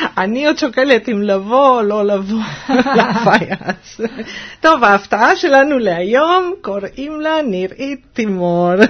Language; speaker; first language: Hebrew; non-native, fluent; Spanish